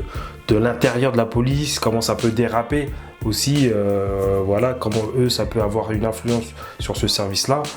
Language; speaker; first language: French; native; French